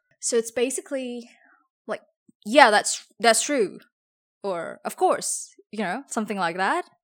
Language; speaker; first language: English; non-native, fluent; Javanese